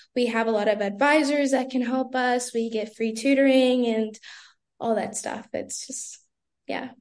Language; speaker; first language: English; native; English